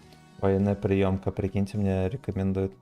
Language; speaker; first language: Russian; native; Russian